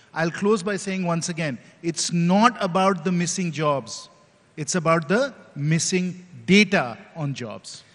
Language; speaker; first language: English; non-native, local second language; Hindi